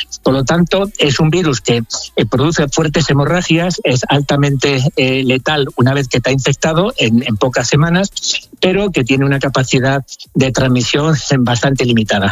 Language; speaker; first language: Spanish; native; Spanish